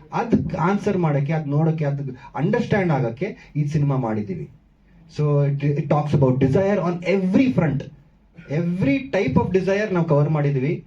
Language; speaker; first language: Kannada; non-native, local second language; Marathi